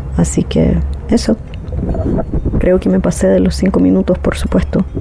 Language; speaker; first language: Spanish; native; Spanish